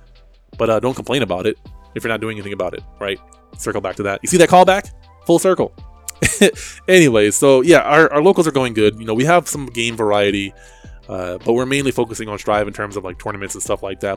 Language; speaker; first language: English; native; English